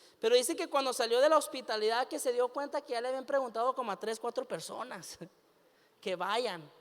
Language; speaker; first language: Spanish; early bilingual, heritage; Spanish